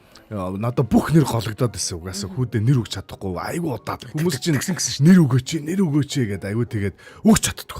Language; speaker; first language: Mongolian; native; Mongolian